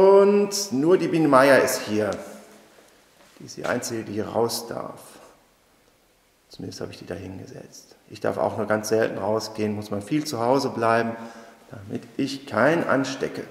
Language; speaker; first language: German; native; German